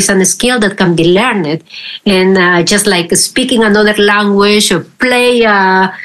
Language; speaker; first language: English; non-native, fluent; Spanish